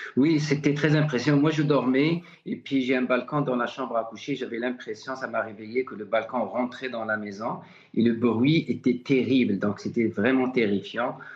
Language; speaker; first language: French; non-native, local second language; Arabic